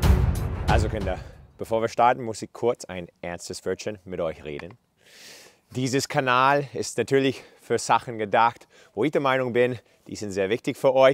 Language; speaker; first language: German; non-native, fluent; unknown